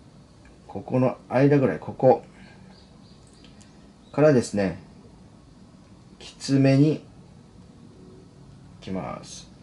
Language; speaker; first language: Japanese; native; Japanese